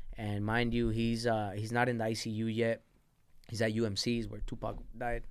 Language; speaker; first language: English; early bilingual, other home language; Spanish